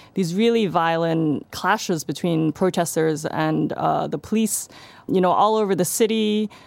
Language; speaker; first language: English; non-native, local second language; Cantonese